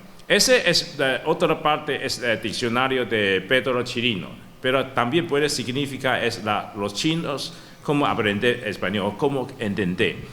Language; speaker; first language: Spanish; non-native, learner; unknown